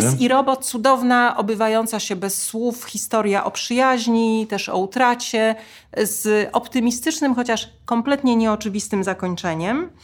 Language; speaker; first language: Polish; native; Polish